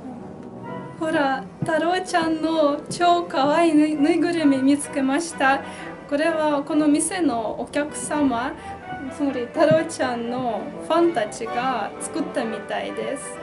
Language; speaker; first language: Japanese; non-native, fluent; Russian